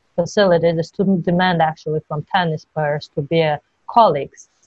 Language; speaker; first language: English; non-native, fluent; Georgian